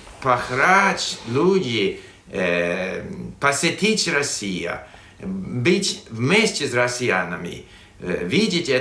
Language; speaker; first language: Russian; non-native, fluent; English